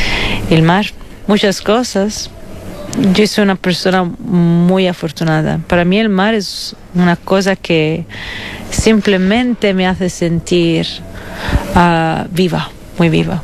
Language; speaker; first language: Spanish; non-native, fluent; Italian